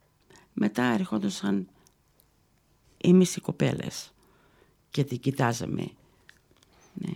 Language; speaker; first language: Greek; early bilingual, heritage; Greek